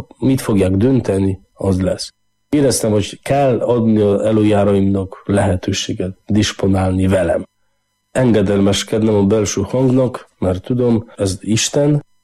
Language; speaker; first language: Hungarian; non-native, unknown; Polish